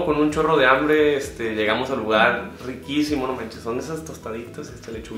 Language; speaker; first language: Spanish; native; Spanish